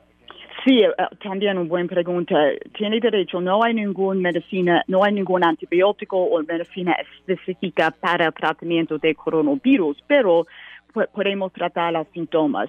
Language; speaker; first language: Spanish; non-native, learner; English